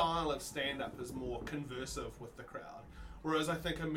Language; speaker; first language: English; native; English